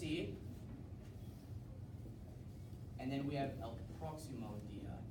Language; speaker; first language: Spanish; non-native, learner; English